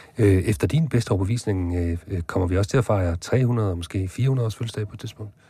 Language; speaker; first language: Danish; native; Danish